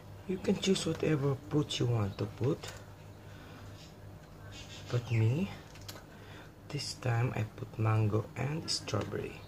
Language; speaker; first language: English; non-native, local second language; Filipino